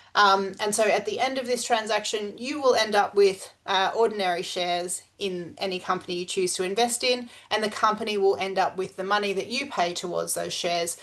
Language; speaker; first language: English; native; English